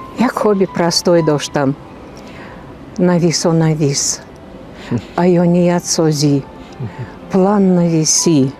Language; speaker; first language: Tajik; non-native, fluent; Russian